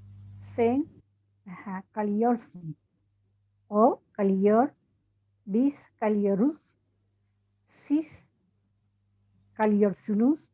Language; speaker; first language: Turkish; non-native, learner; Spanish